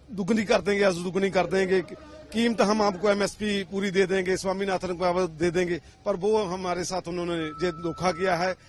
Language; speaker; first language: Hindi; non-native, local second language; Punjabi